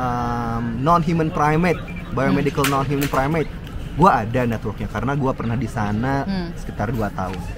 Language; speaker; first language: Indonesian; native; Indonesian